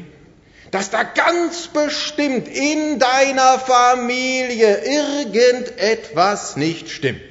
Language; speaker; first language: German; native; German